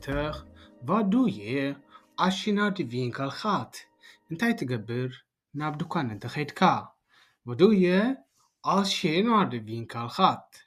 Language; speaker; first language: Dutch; non-native, learner; Tigrinya